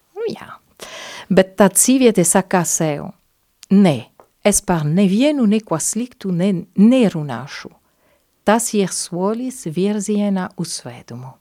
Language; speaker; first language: Latvian; non-native, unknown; Italian